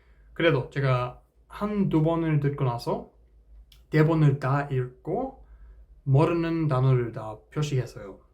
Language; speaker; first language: Korean; non-native, fluent; English